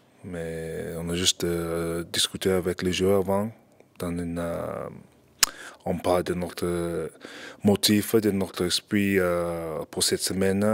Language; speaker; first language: French; non-native, fluent; English